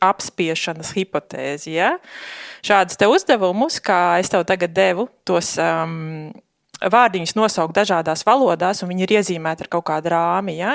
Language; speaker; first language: Latvian; native; Latvian